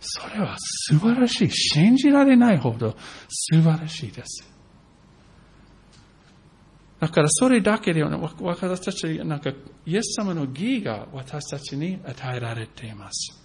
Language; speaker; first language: Japanese; non-native, fluent; English